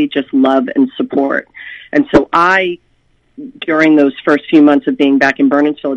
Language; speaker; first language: English; native; English